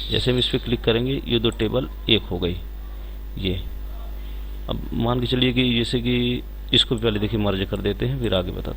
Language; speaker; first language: Hindi; native; Hindi